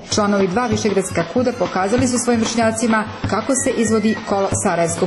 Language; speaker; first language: Croatian; native; Croatian